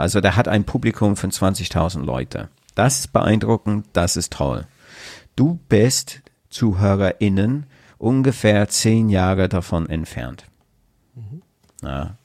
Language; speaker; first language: German; non-native, fluent; English